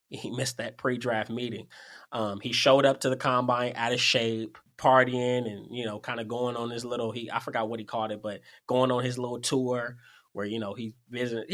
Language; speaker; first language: English; native; English